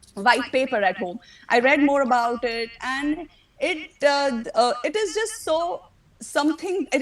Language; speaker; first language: English; non-native, local second language; Marathi